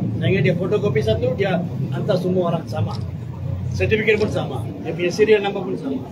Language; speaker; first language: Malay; non-native, local second language; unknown